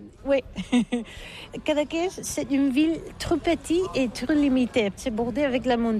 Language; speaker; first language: French; non-native, learner; Catalan